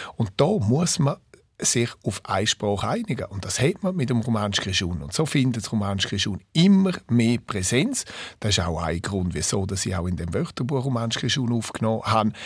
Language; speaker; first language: German; non-native, local second language; Romansh